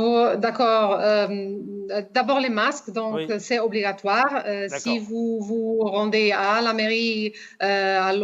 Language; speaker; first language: French; non-native, fluent; Portuguese